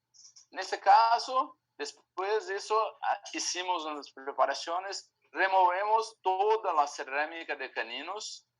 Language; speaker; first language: Spanish; non-native, fluent; Portuguese